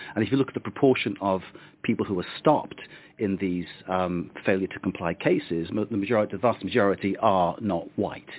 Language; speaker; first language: English; native; English